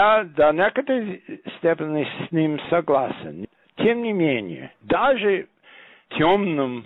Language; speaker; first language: Russian; non-native, fluent; English